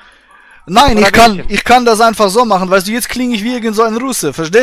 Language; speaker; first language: German; native; German